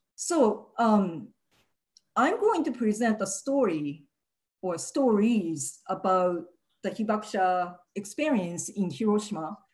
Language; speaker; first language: English; early bilingual, other home language; Japanese